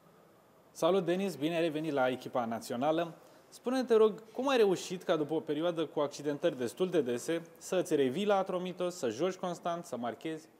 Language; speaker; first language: Romanian; native; Romanian